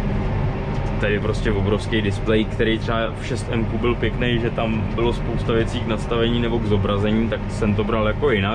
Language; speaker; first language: Czech; native; Czech